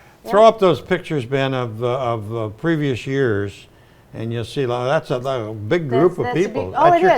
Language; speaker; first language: English; native; English